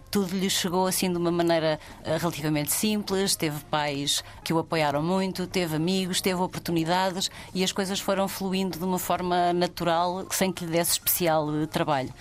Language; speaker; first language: Portuguese; native; Portuguese